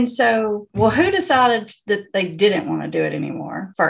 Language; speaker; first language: English; native; English